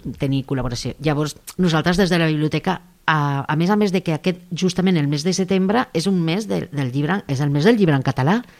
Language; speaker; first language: Catalan; non-native, local second language; Spanish